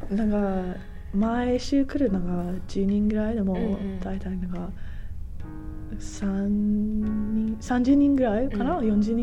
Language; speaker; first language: Japanese; non-native, learner; English